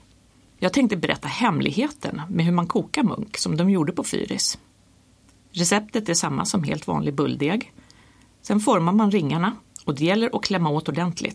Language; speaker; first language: Swedish; native; Swedish